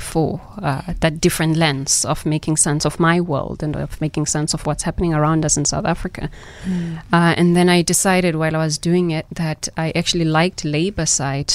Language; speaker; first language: English; non-native, local second language; Xhosa